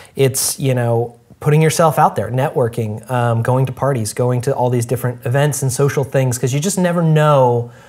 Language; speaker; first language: English; native; English